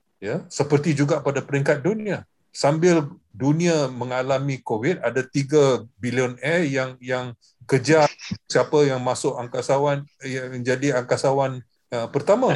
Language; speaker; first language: Malay; non-native, local second language; English